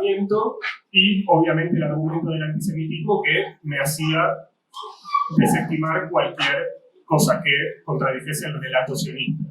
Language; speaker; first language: Spanish; native; Spanish